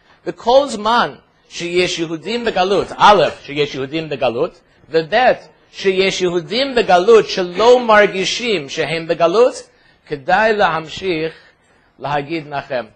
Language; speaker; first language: Hebrew; non-native, fluent; English